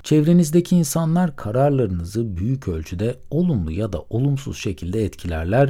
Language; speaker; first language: Turkish; native; Turkish